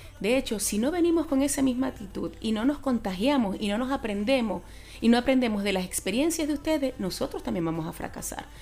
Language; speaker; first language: Spanish; native; Spanish